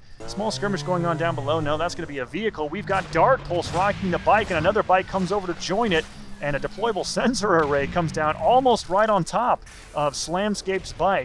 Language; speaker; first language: English; native; English